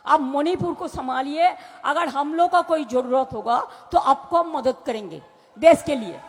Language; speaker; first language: Hindi; non-native, local second language; Bangla